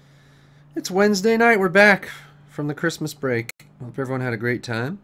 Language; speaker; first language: English; native; English